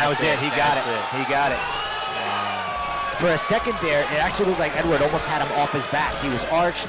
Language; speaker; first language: English; native; English